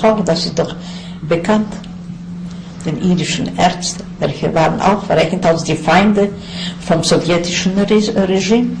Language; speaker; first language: German; non-native, fluent; Yiddish